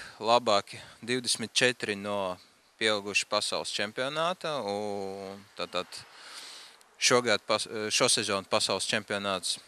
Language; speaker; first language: Latvian; non-native, local second language; Russian